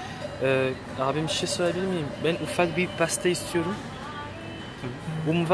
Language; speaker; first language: Turkish; non-native, learner; French